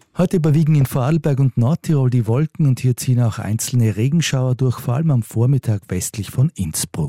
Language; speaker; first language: German; native; German